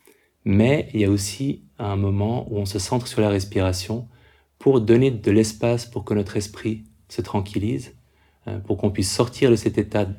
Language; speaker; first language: French; native; French